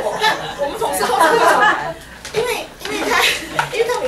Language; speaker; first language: Chinese; native; Chinese